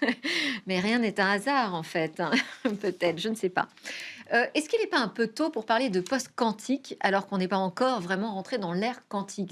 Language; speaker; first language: French; native; French